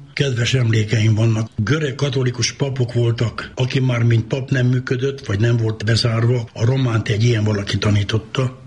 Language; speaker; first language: Hungarian; native; Hungarian